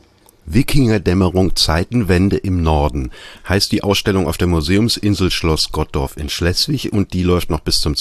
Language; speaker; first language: German; native; German